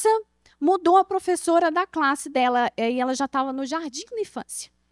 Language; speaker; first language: Portuguese; native; Portuguese